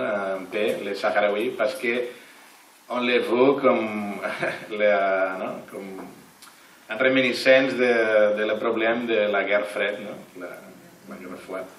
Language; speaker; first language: French; non-native, learner; Catalan